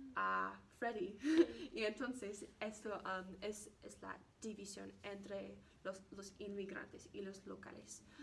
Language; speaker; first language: Spanish; non-native, learner; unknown